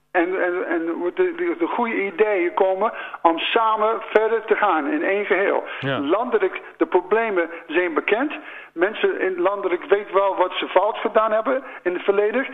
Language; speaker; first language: Dutch; non-native, fluent; English